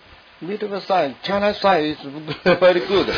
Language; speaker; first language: English; non-native, learner; Min Nan Chinese